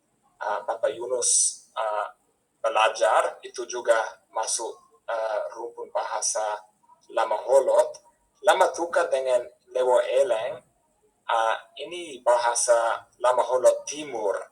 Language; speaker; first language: Indonesian; non-native, fluent; English